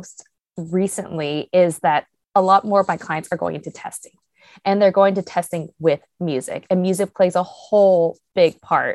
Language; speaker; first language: English; native; English